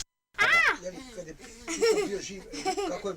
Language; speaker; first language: Bosnian; native; Bosnian